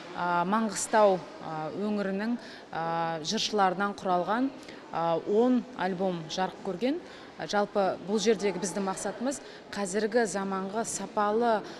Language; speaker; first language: Kazakh; native; Kazakh